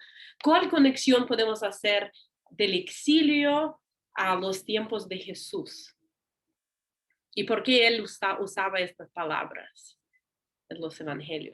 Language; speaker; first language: Spanish; non-native, learner; English